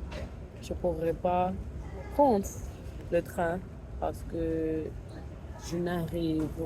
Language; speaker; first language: French; non-native, fluent; English